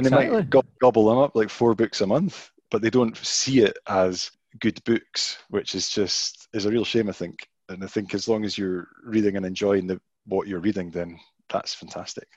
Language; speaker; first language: English; native; English